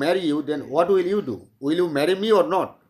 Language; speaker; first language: English; non-native, learner; Bangla